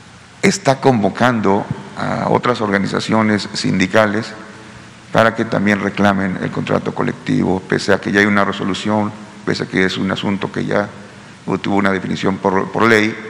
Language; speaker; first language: Spanish; native; Spanish